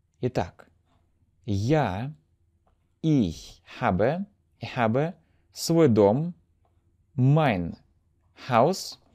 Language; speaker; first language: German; non-native, fluent; Russian